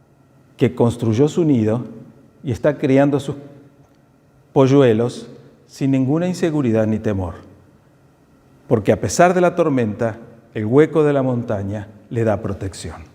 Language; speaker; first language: Spanish; native; Spanish